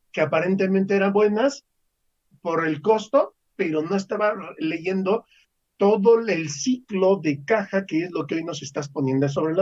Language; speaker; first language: Spanish; native; Spanish